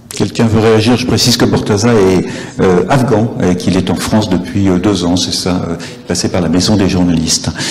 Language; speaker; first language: French; native; French